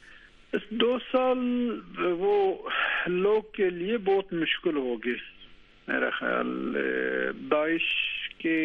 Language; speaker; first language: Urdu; non-native, learner; Turkish